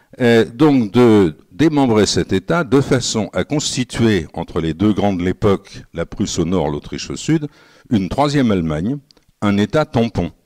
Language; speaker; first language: French; native; French